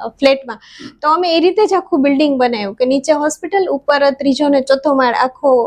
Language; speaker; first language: Gujarati; native; Gujarati